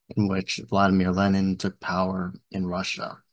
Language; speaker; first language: English; native; English